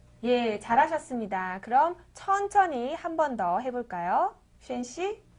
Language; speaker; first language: Korean; native; Korean